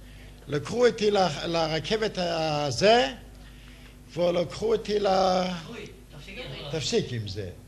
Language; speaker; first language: Hebrew; non-native, fluent; Yiddish